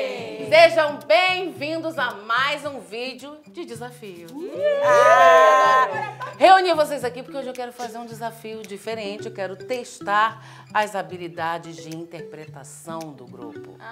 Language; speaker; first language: Portuguese; native; Portuguese